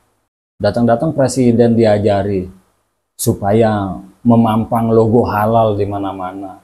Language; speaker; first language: Indonesian; native; Indonesian